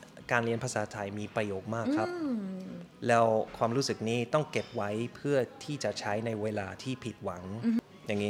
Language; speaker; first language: Thai; non-native, fluent; German